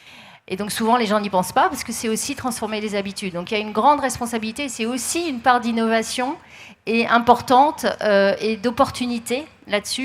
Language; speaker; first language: French; native; French